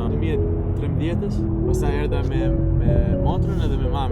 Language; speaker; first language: Albanian; early bilingual, heritage; Albanian